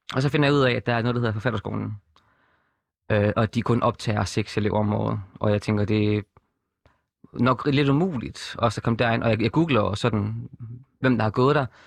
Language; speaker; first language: Danish; native; Danish